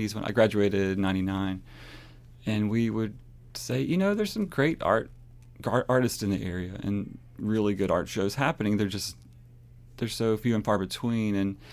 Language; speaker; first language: English; native; English